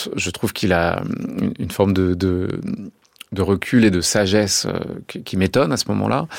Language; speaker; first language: French; native; French